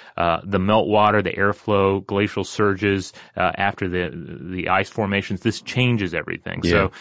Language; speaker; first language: English; native; English